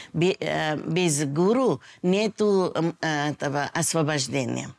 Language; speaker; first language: Russian; non-native, fluent; Hindi